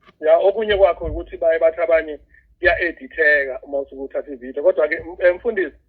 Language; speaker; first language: Zulu; native; Zulu